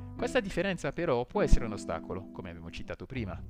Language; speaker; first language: Italian; non-native, fluent; French